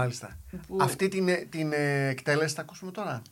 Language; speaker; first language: Greek; native; Greek